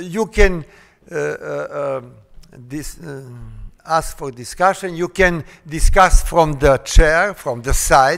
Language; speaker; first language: English; non-native, fluent; Serbian